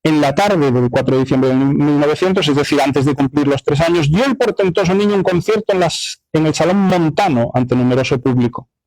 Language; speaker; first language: Spanish; non-native, local second language; Galician